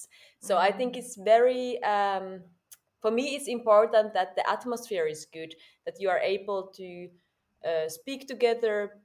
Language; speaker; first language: English; non-native, fluent; Finnish